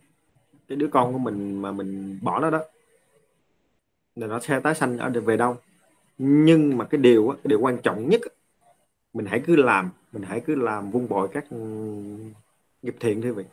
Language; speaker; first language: Vietnamese; native; Vietnamese